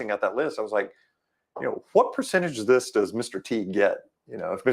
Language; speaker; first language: English; native; English